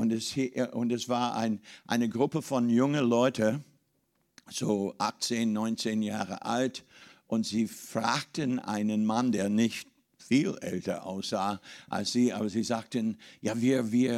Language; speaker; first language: German; non-native, fluent; English